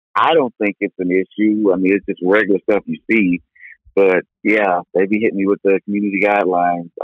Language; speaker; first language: English; native; English